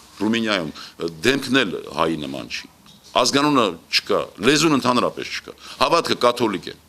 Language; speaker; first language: Armenian; native; Armenian